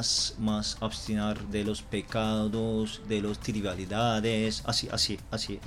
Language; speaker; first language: Spanish; non-native, learner; Turkish